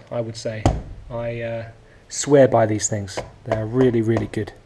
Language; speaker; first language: English; native; English